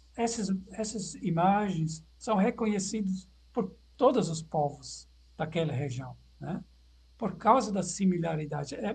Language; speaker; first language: Portuguese; non-native, fluent; Dutch